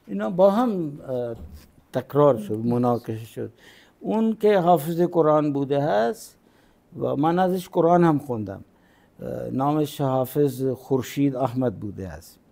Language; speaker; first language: Persian; non-native, fluent; Punjabi